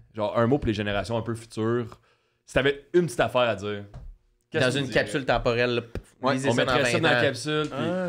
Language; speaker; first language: French; native; French